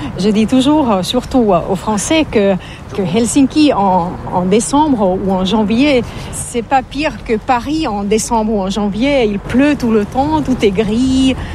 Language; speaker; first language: French; non-native, fluent; Finnish